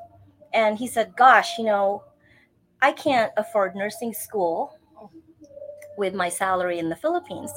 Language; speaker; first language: English; non-native, local second language; Bikol